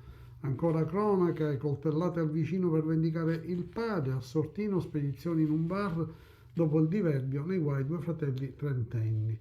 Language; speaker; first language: Italian; native; Italian